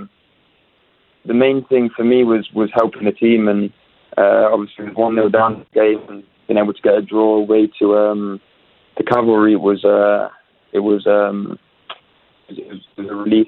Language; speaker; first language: English; native; English